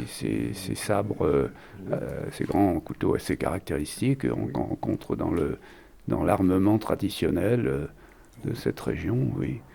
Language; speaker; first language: French; native; French